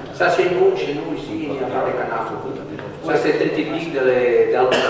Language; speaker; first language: French; non-native, learner; Catalan